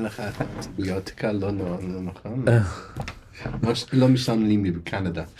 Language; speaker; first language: Hebrew; non-native, fluent; English